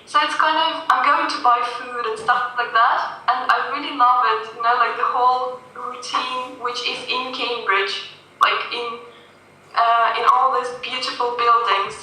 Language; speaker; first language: English; non-native, fluent; Russian